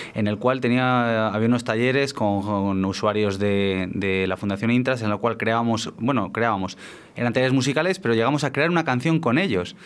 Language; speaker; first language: Spanish; native; Spanish